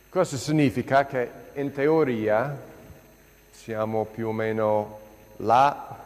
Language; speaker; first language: Italian; non-native, fluent; English